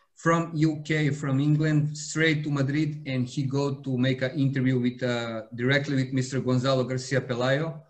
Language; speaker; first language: English; non-native, fluent; Serbian